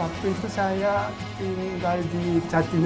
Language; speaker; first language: Indonesian; non-native, fluent; Korean